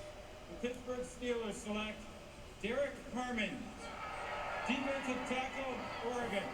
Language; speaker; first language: English; native; English